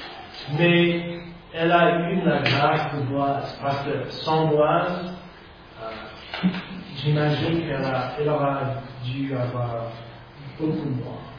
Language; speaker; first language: French; non-native, fluent; English